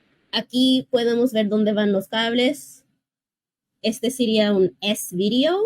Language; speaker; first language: Spanish; early bilingual, heritage; English